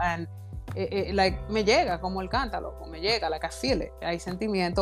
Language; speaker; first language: Spanish; early bilingual, heritage; Spanish